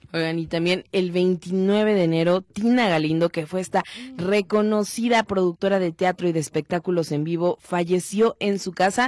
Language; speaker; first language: Spanish; native; Spanish